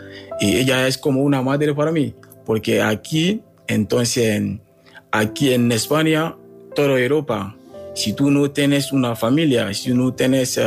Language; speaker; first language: Spanish; non-native, learner; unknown